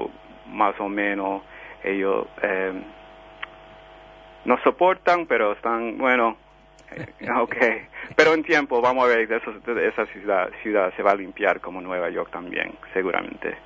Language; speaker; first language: Spanish; early bilingual, heritage; Spanish